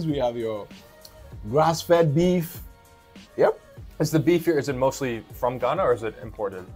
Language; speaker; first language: English; native; English